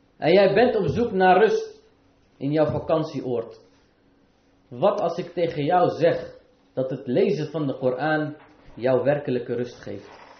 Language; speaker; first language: Dutch; early bilingual, other home language; Arabic